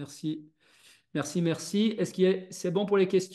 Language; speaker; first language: French; native; French